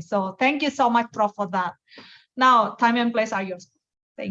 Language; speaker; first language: English; non-native, fluent; Indonesian